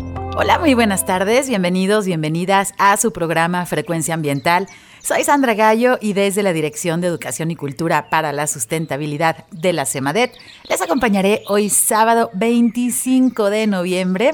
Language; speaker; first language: Spanish; native; Spanish